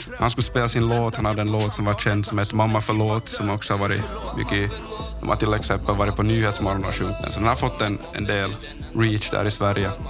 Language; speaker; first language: Swedish; native; Swedish